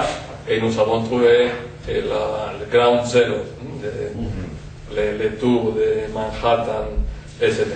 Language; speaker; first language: French; non-native, fluent; Spanish